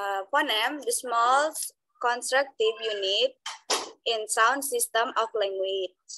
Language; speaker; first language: English; non-native, learner; Indonesian